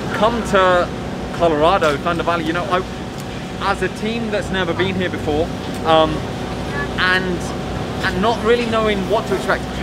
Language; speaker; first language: English; native; English